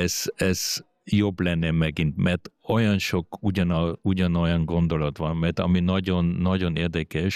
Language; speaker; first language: Hungarian; early bilingual, heritage; German